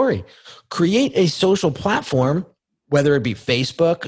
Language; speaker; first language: English; native; English